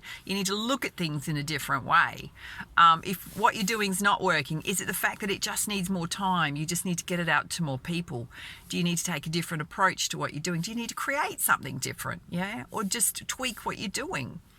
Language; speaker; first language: English; native; English